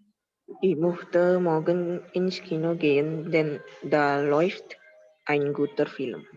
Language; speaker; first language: German; non-native, learner; Indonesian